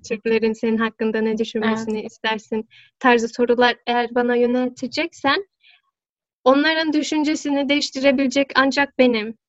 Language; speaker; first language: Turkish; early bilingual, heritage; Turkish